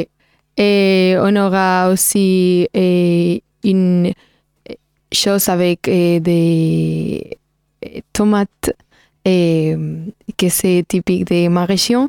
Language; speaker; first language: French; non-native, learner; Spanish